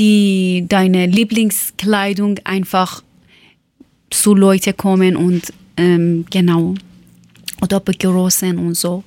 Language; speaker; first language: German; non-native, learner; Persian